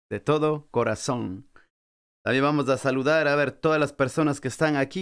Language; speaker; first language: Spanish; native; Spanish